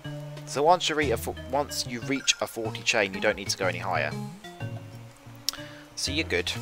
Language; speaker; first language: English; native; English